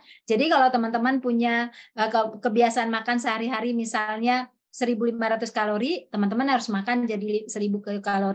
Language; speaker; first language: Indonesian; native; Indonesian